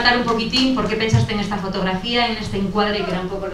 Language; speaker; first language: Spanish; native; Spanish